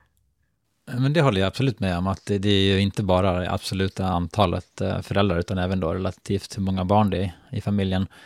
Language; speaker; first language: Swedish; native; Swedish